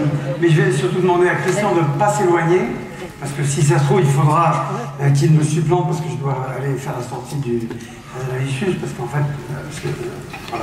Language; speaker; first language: French; native; French